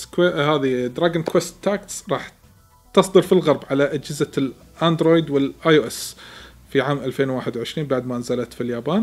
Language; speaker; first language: Arabic; native; Arabic